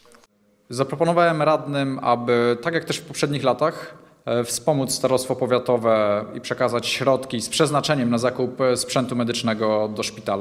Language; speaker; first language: Polish; native; Polish